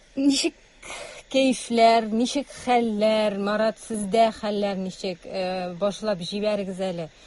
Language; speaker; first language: Tatar; native; Tatar